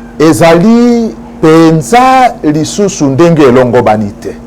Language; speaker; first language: Lingala; native; Lingala